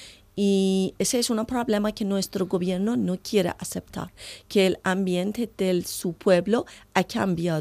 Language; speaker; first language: Spanish; non-native, learner; Persian